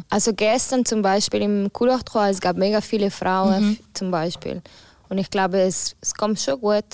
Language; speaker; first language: German; non-native, fluent; Italian